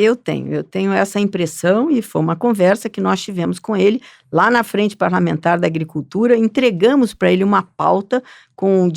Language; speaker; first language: Portuguese; native; Portuguese